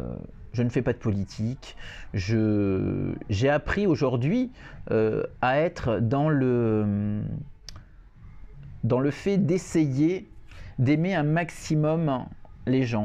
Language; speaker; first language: French; native; French